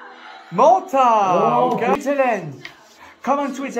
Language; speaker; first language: English; non-native, fluent; French